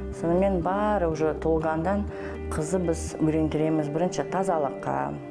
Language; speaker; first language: Kazakh; non-native, local second language; Uzbek